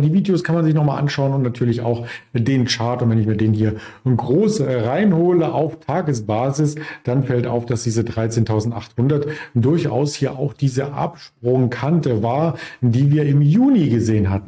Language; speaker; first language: German; native; German